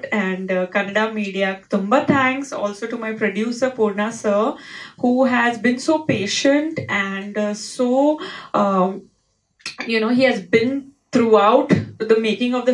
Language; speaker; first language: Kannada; non-native, learner; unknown